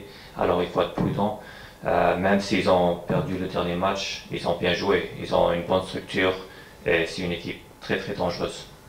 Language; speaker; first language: French; non-native, fluent; English